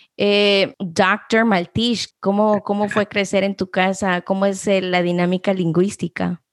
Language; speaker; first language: Spanish; early bilingual, heritage; Spanish